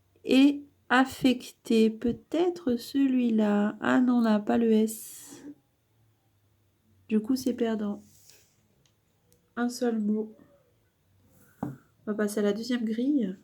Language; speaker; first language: French; native; French